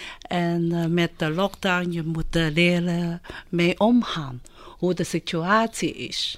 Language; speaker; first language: Dutch; non-native, fluent; Chinese